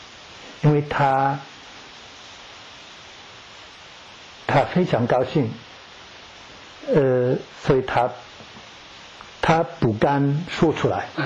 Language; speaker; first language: Chinese; non-native, fluent; English